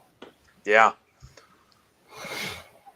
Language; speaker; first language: English; native; English